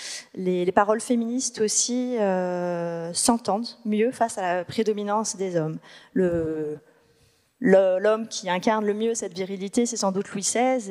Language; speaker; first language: French; native; French